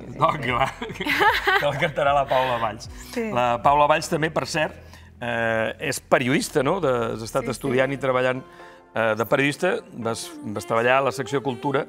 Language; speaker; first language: Catalan; native; Catalan